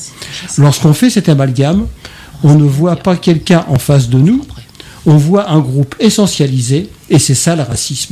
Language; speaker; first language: French; native; French